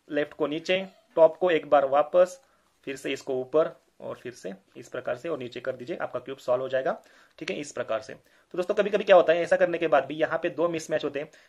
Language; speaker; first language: Hindi; non-native, local second language; Marathi